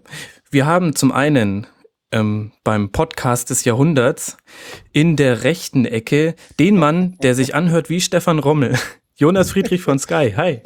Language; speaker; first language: German; native; German